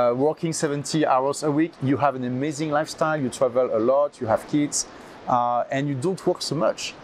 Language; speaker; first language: English; non-native, fluent; French